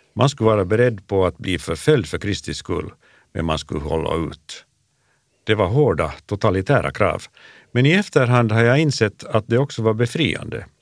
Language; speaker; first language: Swedish; native; Swedish